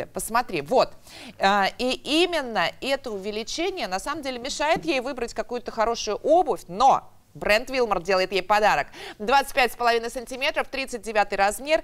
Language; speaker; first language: Russian; native; Russian